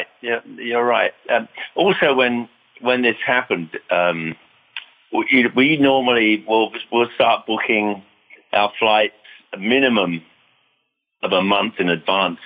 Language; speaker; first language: English; native; English